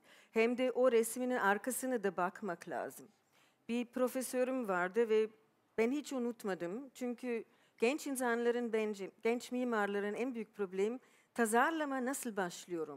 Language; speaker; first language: Turkish; non-native, fluent; German